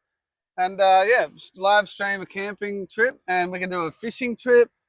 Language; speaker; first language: English; native; English